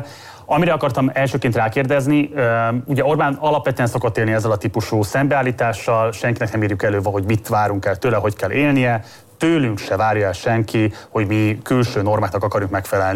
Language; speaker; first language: Hungarian; native; Hungarian